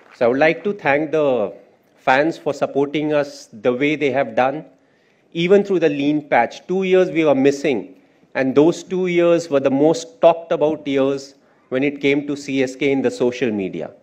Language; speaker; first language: English; non-native, local second language; Hindi